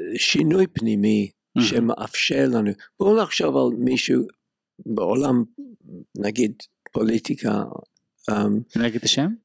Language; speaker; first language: Hebrew; non-native, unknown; English